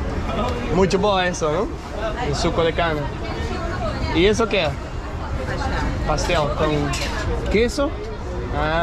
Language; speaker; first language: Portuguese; non-native, learner; Danish